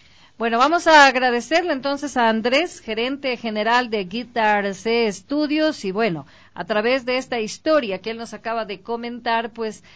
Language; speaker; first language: Spanish; native; Spanish